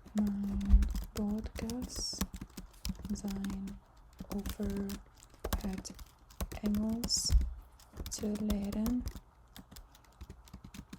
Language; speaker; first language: Dutch; non-native, learner; English